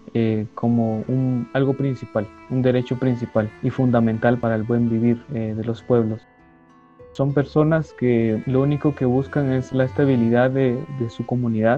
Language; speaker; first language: Spanish; native; Spanish